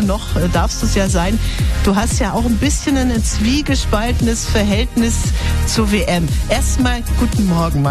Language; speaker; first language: German; native; German